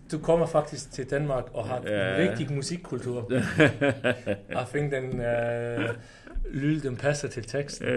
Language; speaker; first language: Danish; non-native, fluent; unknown